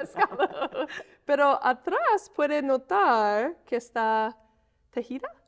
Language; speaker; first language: Spanish; non-native, fluent; English